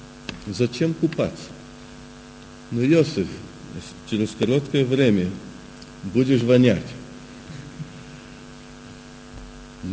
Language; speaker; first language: Russian; early bilingual, heritage; Russian